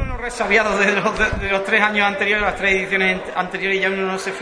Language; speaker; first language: Spanish; native; Spanish